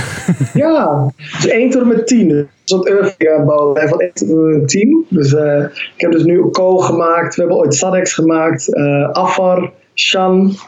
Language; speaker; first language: Dutch; early bilingual, other home language; Somali